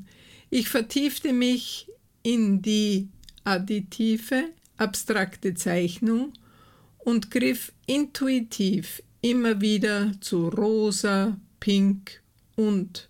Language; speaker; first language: German; native; German